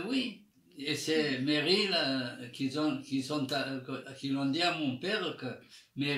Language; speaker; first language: French; non-native, fluent; Armenian